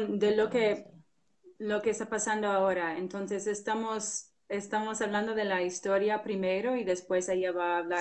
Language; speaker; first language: Spanish; non-native, fluent; English